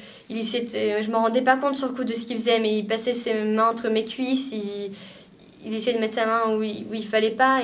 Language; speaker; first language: French; native; French